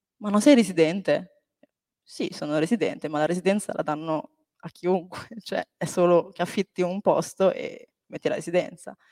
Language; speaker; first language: Italian; early bilingual, other home language; Chinese